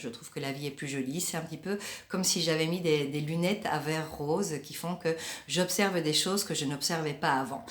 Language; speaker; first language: French; native; French